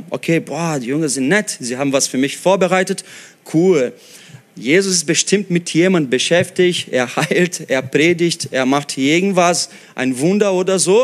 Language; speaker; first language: German; non-native, fluent; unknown